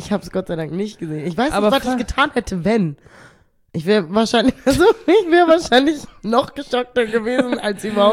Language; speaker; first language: German; native; German